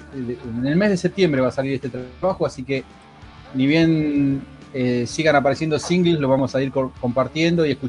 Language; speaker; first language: Spanish; native; Spanish